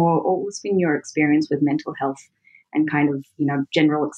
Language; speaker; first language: English; native; English